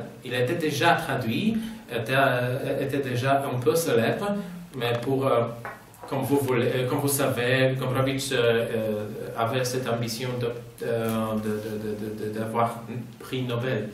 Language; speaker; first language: French; non-native, fluent; Polish